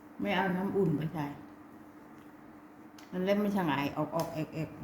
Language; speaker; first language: Thai; non-native, local second language; Lao